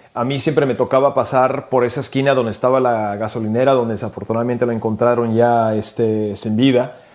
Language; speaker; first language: Spanish; early bilingual, heritage; Spanish